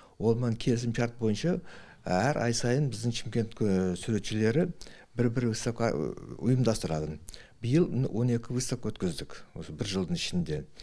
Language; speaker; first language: Kazakh; native; Kazakh